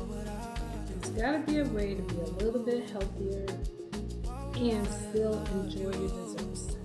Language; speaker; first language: English; native; English